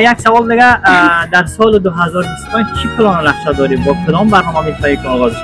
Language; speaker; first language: Persian; native; Persian